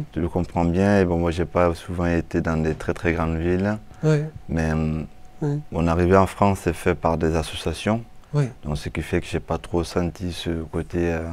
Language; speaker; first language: French; non-native, local second language; Mossi